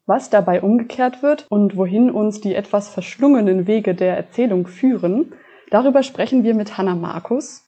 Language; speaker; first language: German; native; German